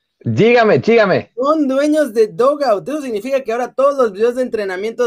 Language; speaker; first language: Spanish; native; Spanish